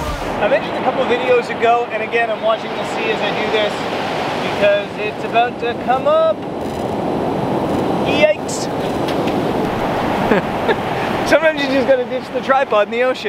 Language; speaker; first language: English; native; English